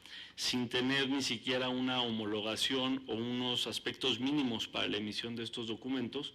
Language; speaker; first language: Spanish; native; Spanish